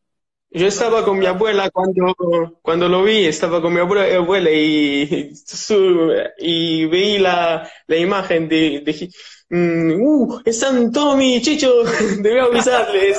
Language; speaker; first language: Spanish; non-native, learner; Italian